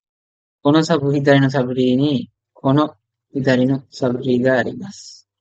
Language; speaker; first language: Japanese; non-native, fluent; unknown